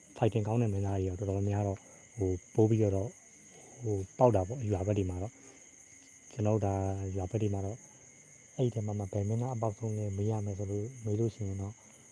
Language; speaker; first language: Burmese; native; Burmese